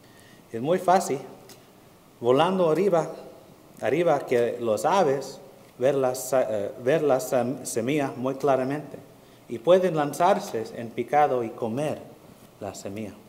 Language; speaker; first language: Spanish; early bilingual, heritage; Spanish